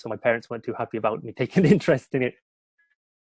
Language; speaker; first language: English; native; English